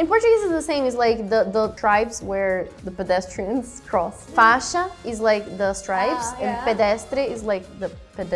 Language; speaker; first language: English; non-native, fluent; Portuguese